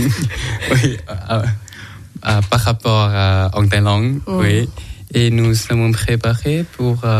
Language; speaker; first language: French; non-native, learner; Thai